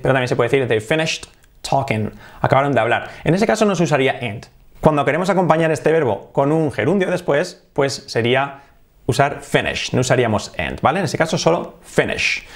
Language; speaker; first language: Spanish; native; Spanish